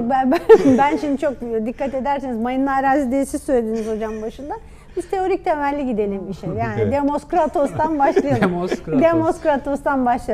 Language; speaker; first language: Turkish; native; Turkish